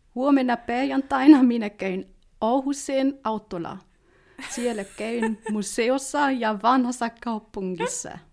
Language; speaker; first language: Finnish; non-native, learner; German